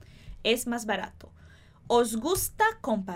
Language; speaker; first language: Spanish; non-native, fluent; Portuguese